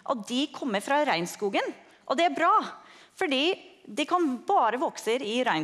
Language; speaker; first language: Norwegian; non-native, fluent; English